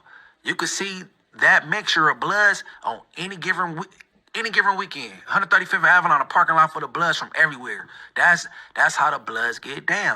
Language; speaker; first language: English; native; English